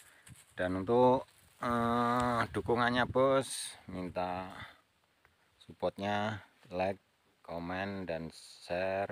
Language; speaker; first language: Indonesian; non-native, local second language; Javanese